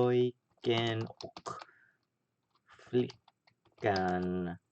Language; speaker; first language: Swedish; non-native, learner; English